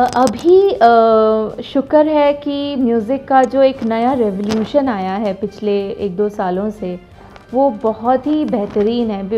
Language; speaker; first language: Hindi; non-native, local second language; Bangla